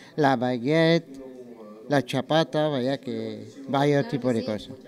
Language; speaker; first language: Spanish; non-native, learner; French